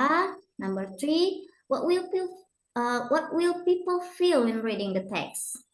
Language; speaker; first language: English; non-native, learner; Indonesian